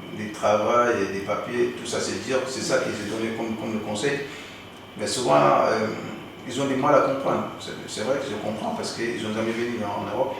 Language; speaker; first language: French; non-native, local second language; Soninke